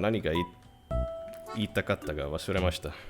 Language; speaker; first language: Japanese; non-native, learner; Estonian